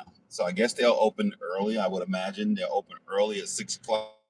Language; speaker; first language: English; native; English